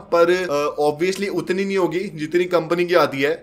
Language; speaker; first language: Hindi; native; Hindi